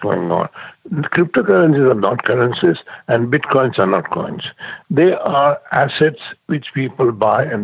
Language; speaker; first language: English; non-native, local second language; Gujarati